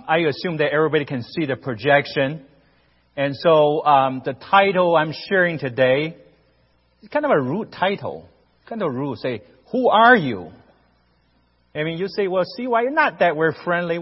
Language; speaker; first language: English; non-native, fluent; Chinese